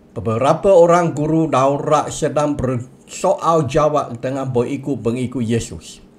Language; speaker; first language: Malay; non-native, local second language; Chinese